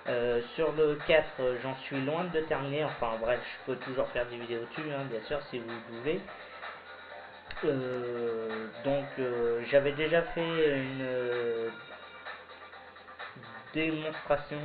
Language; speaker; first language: French; native; French